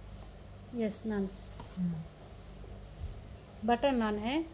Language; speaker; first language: Hindi; non-native, learner; Bangla